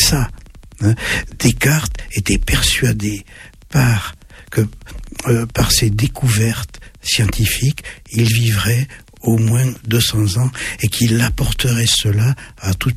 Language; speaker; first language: French; native; French